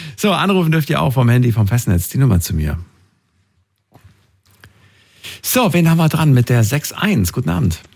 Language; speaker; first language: German; native; German